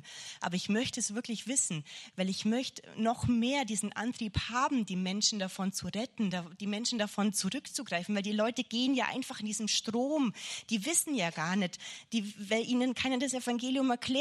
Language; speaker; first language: German; native; German